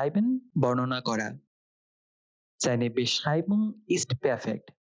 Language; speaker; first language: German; non-native, fluent; Bangla